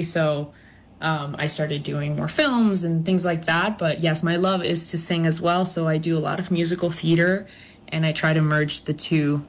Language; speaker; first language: English; non-native, local second language; Spanish